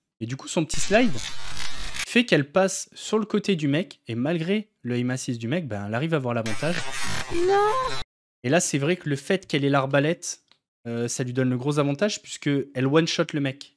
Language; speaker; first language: French; native; French